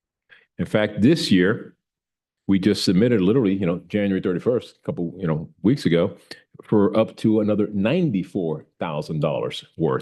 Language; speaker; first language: English; native; English